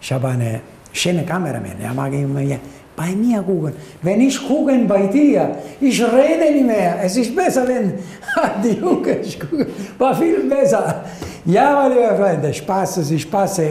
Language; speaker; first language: German; non-native, learner; Italian